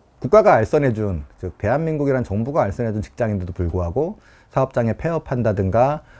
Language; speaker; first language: Korean; non-native, local second language; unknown